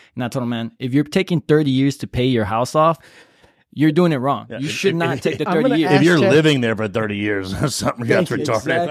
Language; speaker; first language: English; native; English